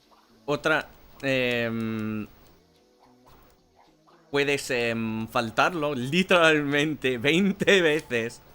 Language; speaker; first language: Spanish; non-native, learner; English